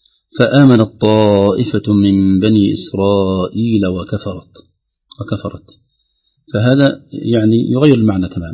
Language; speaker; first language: Arabic; native; Arabic